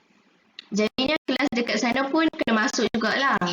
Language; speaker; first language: Malay; native; Malay